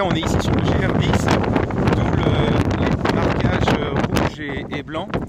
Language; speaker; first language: French; native; French